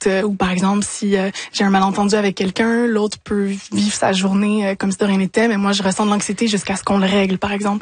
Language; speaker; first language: French; native; French